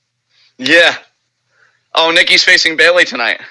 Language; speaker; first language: English; native; English